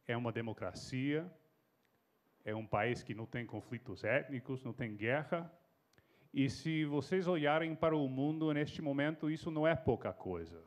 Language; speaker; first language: Portuguese; non-native, fluent; English